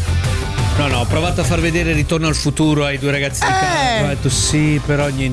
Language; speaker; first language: Italian; native; Italian